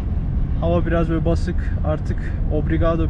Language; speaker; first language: Turkish; native; Turkish